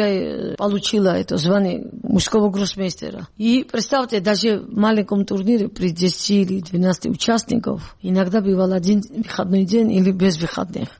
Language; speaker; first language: Russian; non-native, local second language; Georgian